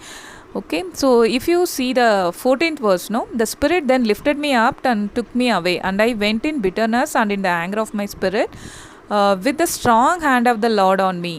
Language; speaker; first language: English; non-native, local second language; Tamil